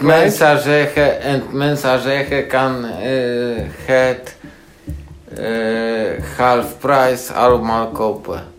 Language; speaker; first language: Dutch; non-native, learner; Polish